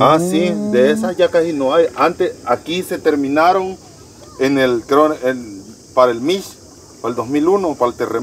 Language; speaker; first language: Spanish; native; Spanish